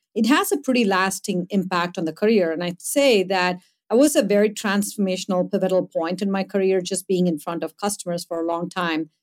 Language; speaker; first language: English; non-native, local second language; Tamil